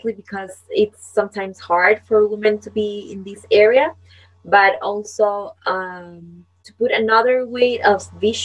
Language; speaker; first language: English; non-native, fluent; Spanish